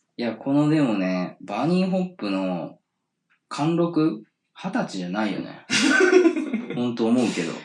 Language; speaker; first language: Japanese; native; Japanese